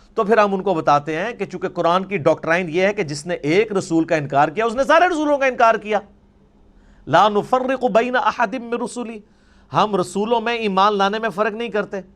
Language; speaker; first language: Urdu; non-native, local second language; Punjabi